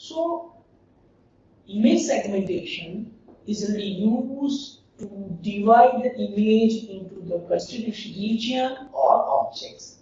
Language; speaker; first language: English; non-native, local second language; Gujarati